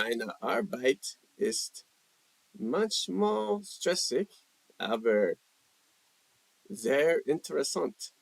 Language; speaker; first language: German; non-native, learner; English